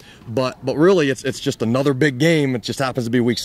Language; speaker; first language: English; native; English